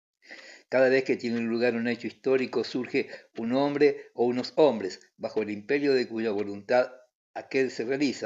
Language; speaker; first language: Spanish; native; Spanish